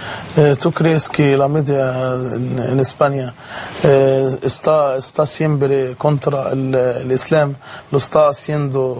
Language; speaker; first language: Spanish; non-native, fluent; Arabic